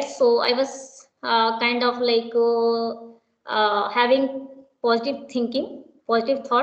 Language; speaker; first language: English; non-native, local second language; Hindi